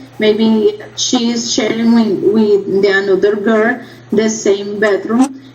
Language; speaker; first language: English; non-native, learner; Spanish